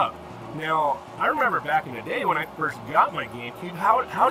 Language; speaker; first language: English; native; English